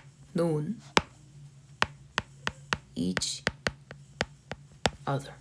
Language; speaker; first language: English; non-native, fluent; Korean